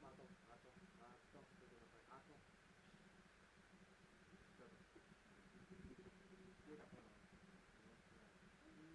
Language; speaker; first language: French; native; French